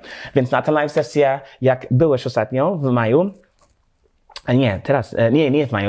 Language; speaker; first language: Polish; non-native, learner; English